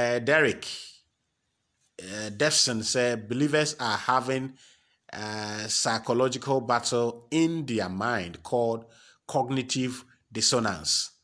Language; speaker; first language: English; non-native, local second language; Akan